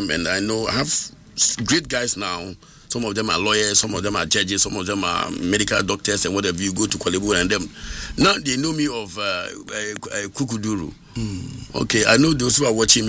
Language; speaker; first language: English; non-native, local second language; Akan